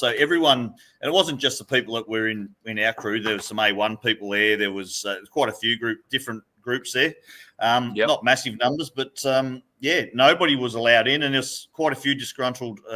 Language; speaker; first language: English; native; English